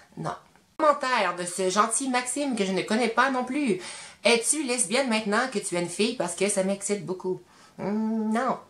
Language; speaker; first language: French; native; French